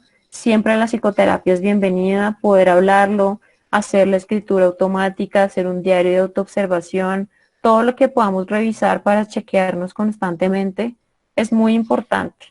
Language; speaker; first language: Spanish; native; Spanish